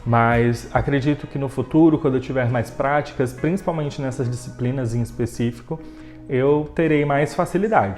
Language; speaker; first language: Portuguese; native; Portuguese